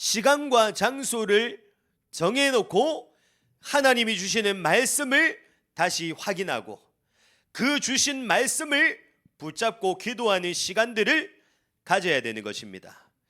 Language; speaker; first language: Korean; native; Korean